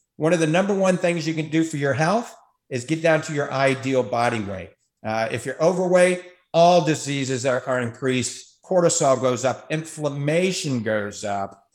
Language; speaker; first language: English; native; English